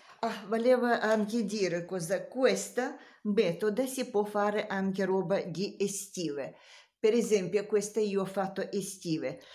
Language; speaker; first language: Italian; non-native, learner; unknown